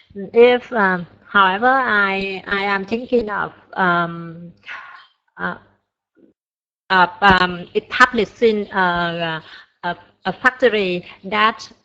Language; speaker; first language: English; non-native, learner; Vietnamese